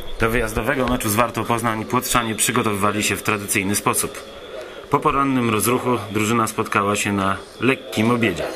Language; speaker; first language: Polish; native; Polish